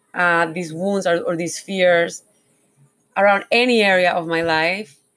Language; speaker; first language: English; non-native, fluent; Spanish